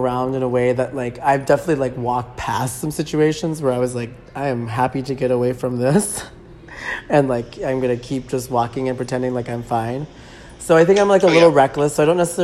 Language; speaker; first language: English; native; English